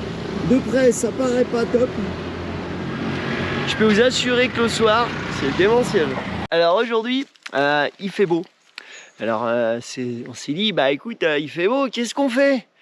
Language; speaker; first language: French; native; French